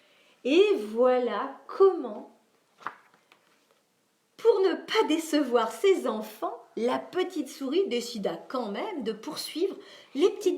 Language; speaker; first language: French; native; French